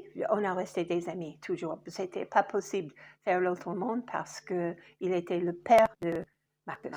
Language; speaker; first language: French; non-native, fluent; English